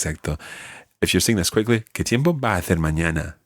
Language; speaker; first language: Spanish; non-native, fluent; English